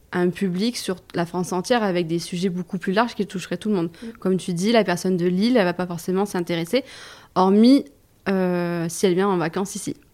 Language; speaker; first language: French; native; French